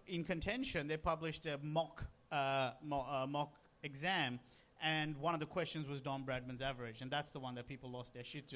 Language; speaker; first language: English; non-native, local second language; Sinhala